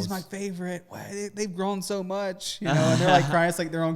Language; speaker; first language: English; native; English